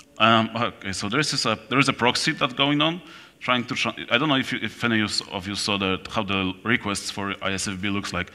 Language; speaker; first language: English; non-native, fluent; Polish